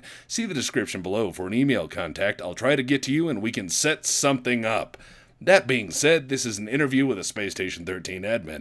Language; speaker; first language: English; native; English